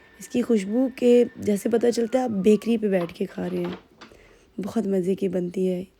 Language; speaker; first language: Urdu; non-native, local second language; Punjabi